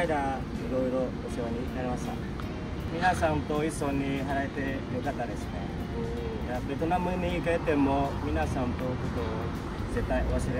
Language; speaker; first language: Japanese; non-native, learner; Vietnamese